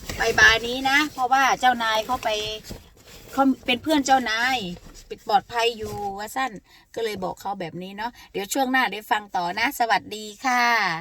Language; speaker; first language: Thai; native; Thai